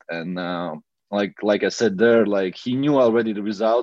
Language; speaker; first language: English; non-native, fluent; Latvian